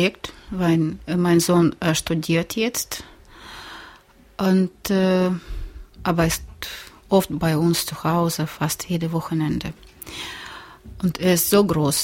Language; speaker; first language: German; non-native, learner; Russian